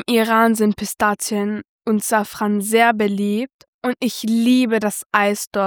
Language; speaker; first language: German; early bilingual, other home language; Persian